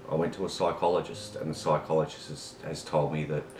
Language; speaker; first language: English; native; English